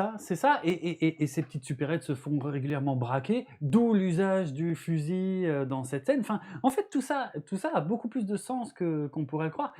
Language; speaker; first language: French; native; French